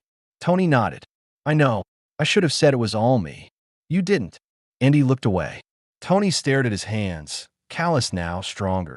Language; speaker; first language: English; native; English